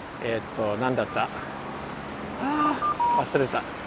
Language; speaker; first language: Japanese; non-native, fluent; English